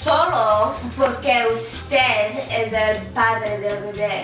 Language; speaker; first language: Spanish; non-native, learner; English